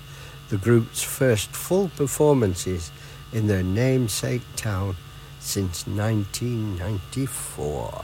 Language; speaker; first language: English; native; English